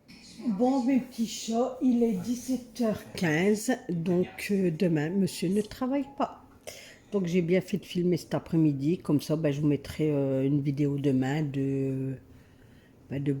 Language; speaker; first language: French; native; French